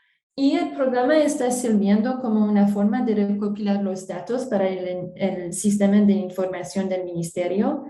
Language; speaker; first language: Spanish; non-native, fluent; French